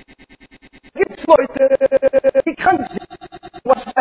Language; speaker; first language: German; non-native, learner; Arabic